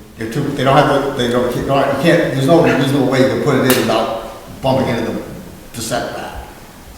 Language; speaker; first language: English; native; English